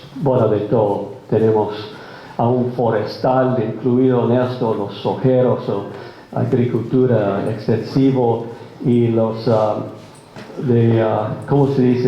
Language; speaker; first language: Spanish; non-native, fluent; English